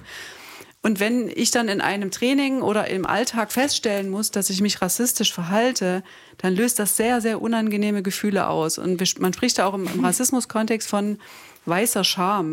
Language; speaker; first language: German; native; German